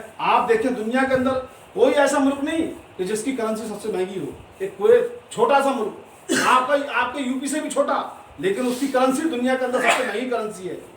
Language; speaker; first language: Urdu; native; Urdu